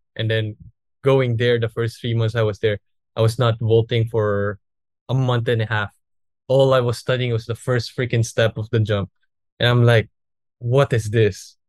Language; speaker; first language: English; non-native, local second language; Filipino